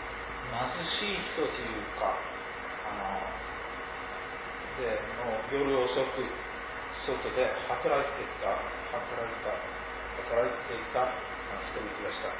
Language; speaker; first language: Japanese; non-native, fluent; English